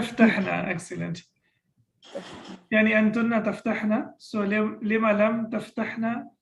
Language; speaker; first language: Arabic; non-native, fluent; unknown